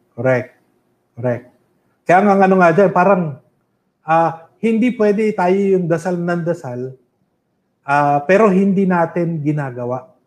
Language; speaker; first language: Filipino; native; Filipino